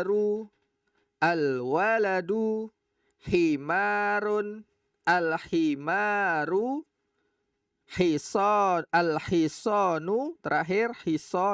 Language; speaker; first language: Arabic; non-native, fluent; Indonesian